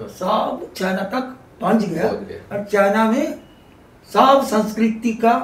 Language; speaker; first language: Hindi; non-native, fluent; Japanese